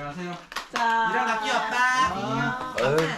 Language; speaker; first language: Korean; native; Korean